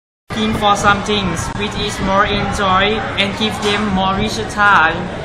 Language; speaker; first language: English; non-native, learner; Thai